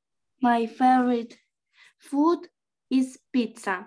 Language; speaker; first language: English; non-native, learner; Russian